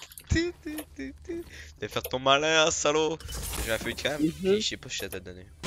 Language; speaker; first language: French; native; French